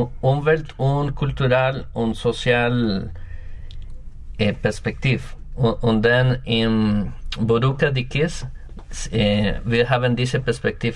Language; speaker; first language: German; non-native, learner; Spanish